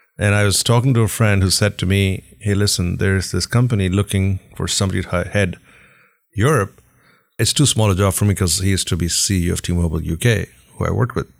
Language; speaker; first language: English; non-native, local second language; Hindi